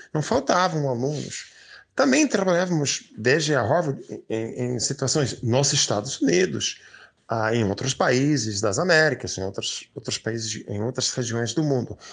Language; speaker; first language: Portuguese; non-native, fluent; English